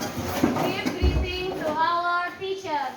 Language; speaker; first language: English; non-native, learner; Indonesian